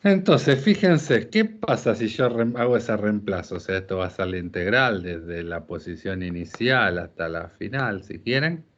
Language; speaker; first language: Spanish; native; Spanish